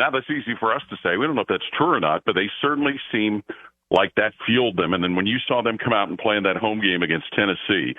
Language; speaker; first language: English; native; English